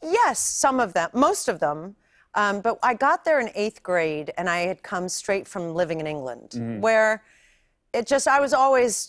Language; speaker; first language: English; native; English